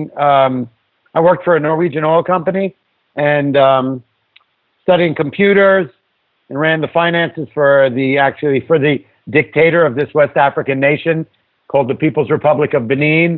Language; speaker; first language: English; native; English